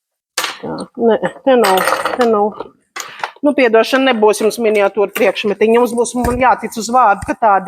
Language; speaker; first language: Latvian; native; Latvian